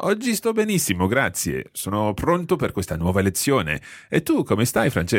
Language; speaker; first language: Italian; non-native, fluent; English